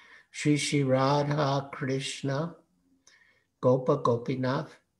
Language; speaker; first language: English; native; English